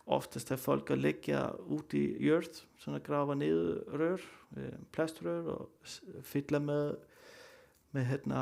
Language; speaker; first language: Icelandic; non-native, learner; Danish